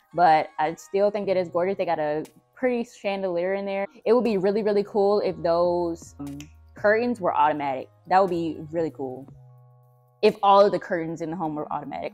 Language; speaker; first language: English; native; English